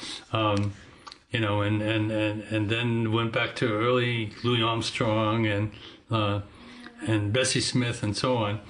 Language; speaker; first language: English; native; English